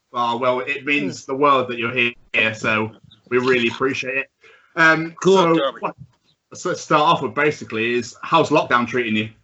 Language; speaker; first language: English; native; English